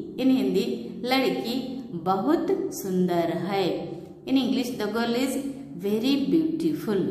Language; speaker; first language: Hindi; non-native, local second language; Telugu